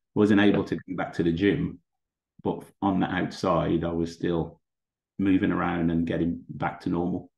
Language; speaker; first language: English; native; English